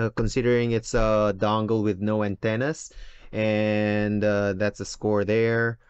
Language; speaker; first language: English; non-native, local second language; Filipino